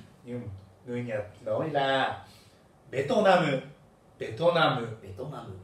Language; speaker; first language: Vietnamese; non-native, learner; Japanese